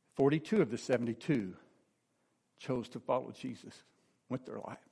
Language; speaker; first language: English; native; English